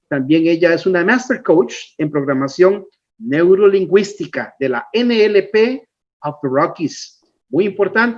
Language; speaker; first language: Spanish; native; Spanish